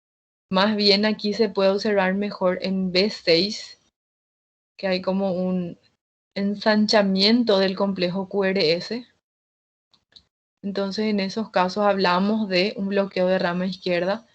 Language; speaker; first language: Spanish; native; Spanish